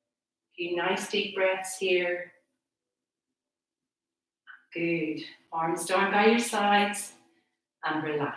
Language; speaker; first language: English; native; English